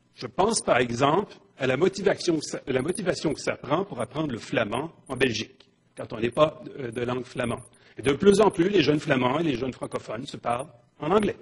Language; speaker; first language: French; native; French